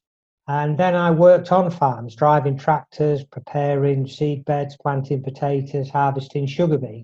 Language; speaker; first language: English; native; English